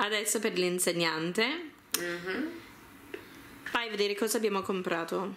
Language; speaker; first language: Italian; early bilingual, heritage; Italian